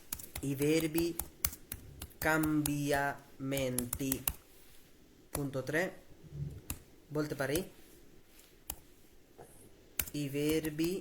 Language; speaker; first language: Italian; non-native, fluent; Bangla